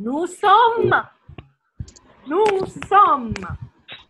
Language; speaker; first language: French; non-native, fluent; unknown